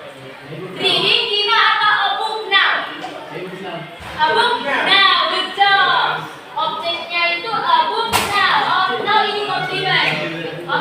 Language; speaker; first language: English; non-native, learner; Indonesian